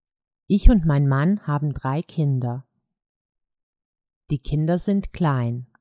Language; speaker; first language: German; non-native, fluent; Croatian